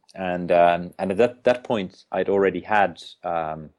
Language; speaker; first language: English; non-native, fluent; Finnish